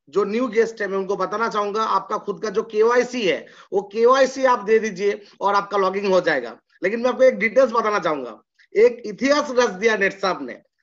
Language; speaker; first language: Hindi; non-native, local second language; Bangla